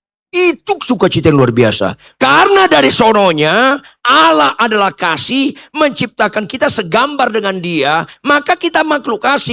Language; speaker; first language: Indonesian; native; Indonesian